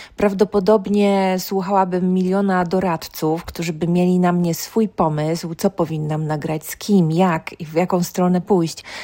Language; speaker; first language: Polish; native; Polish